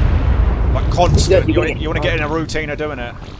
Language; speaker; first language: English; native; English